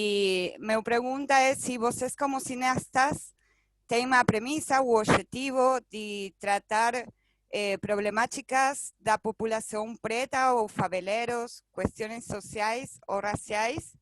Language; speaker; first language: Portuguese; non-native, fluent; Spanish